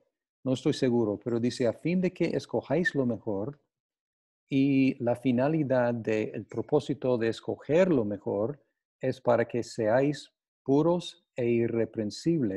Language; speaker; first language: Spanish; non-native, fluent; English